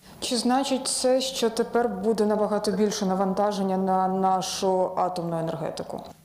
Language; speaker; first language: Ukrainian; native; Ukrainian